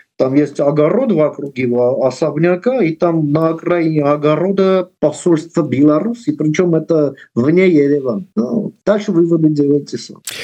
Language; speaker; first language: Russian; non-native, local second language; Armenian